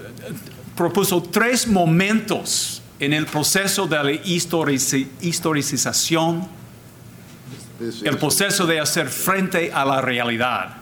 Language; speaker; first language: Spanish; non-native, fluent; English